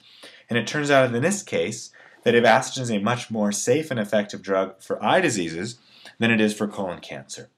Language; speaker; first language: English; native; English